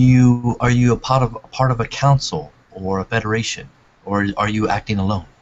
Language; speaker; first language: English; native; English